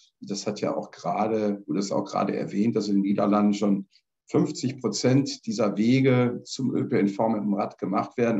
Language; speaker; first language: German; native; German